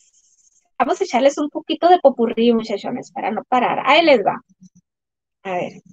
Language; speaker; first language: Spanish; native; Spanish